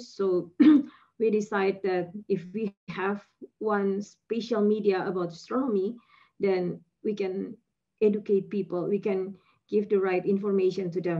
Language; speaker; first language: English; non-native, fluent; Indonesian